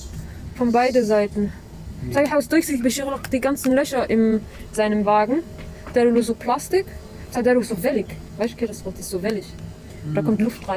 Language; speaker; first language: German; early bilingual, other home language; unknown